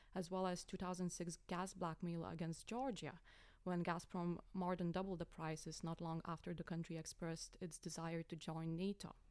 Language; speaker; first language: English; non-native, fluent; Lithuanian